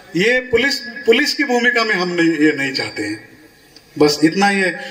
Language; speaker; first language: Hindi; non-native, local second language; Marathi